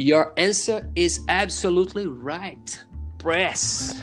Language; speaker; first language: English; non-native, fluent; Portuguese